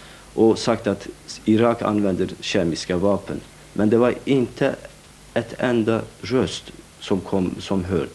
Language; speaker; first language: Swedish; non-native, fluent; Kurdish